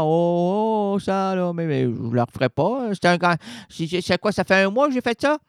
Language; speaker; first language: French; native; French